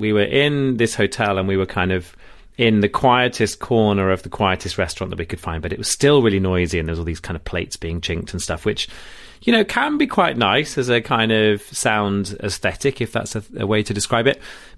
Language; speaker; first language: English; native; English